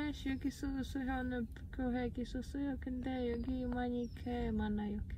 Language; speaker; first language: Korean; non-native, learner; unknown